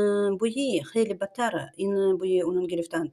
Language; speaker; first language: Persian; non-native, learner; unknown